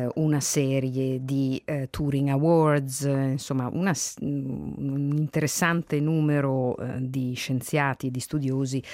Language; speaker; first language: Italian; native; Italian